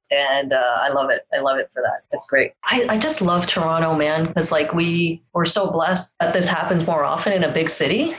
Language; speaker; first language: English; native; English